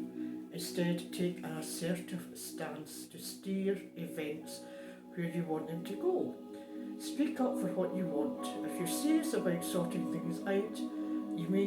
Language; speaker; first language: English; native; English